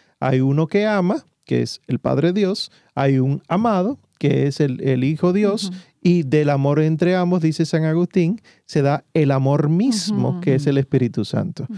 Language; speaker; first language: Spanish; native; Spanish